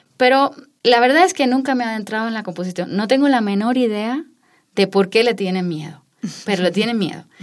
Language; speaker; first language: Spanish; native; Spanish